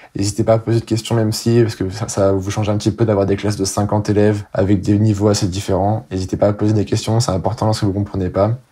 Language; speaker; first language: French; native; French